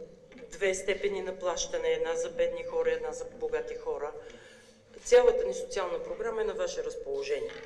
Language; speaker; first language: Bulgarian; native; Bulgarian